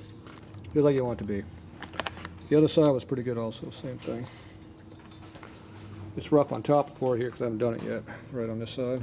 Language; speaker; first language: English; native; English